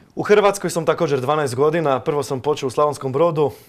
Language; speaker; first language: Croatian; non-native, fluent; Polish